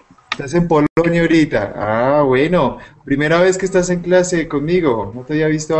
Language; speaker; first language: Spanish; native; Spanish